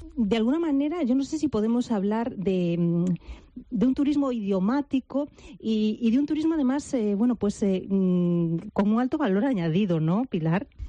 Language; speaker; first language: Spanish; native; Spanish